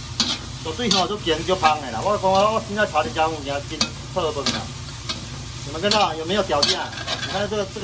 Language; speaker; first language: Chinese; native; Chinese